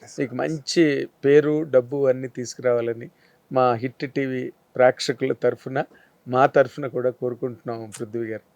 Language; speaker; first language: Telugu; native; Telugu